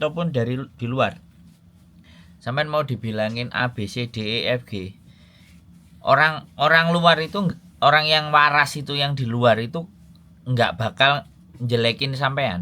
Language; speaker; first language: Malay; non-native, local second language; Javanese